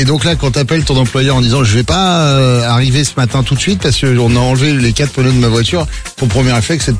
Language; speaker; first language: French; native; French